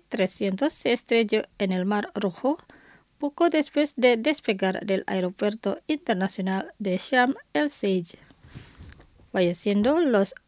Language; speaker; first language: Spanish; non-native, fluent; Indonesian